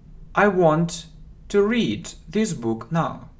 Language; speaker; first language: English; non-native, fluent; Russian